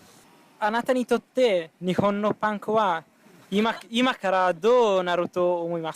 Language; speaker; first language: Japanese; non-native, learner; Italian